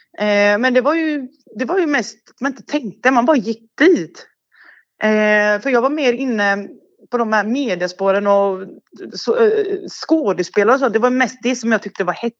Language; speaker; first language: Swedish; early bilingual, other home language; Bosnian